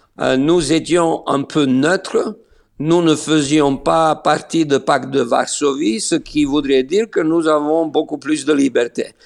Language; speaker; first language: French; non-native, fluent; Slovenian